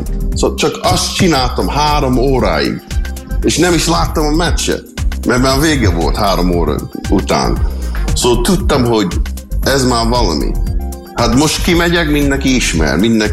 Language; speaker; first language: Hungarian; early bilingual, heritage; English